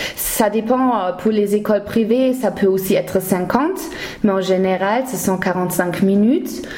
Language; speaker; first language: French; non-native, fluent; German